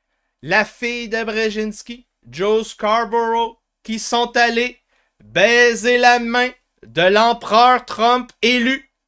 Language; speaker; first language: French; native; French